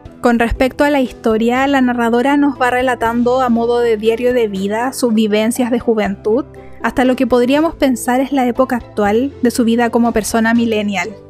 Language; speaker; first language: Spanish; native; Spanish